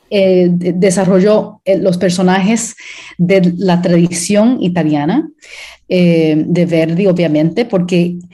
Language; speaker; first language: Spanish; early bilingual, heritage; Spanish